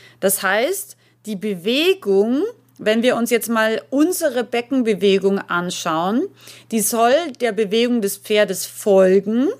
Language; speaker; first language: German; native; German